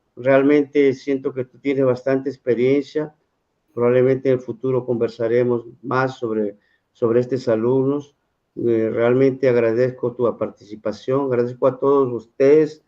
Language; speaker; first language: Spanish; non-native, fluent; Portuguese